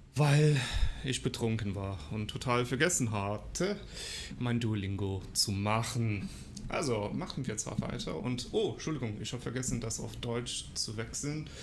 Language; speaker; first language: German; non-native, learner; English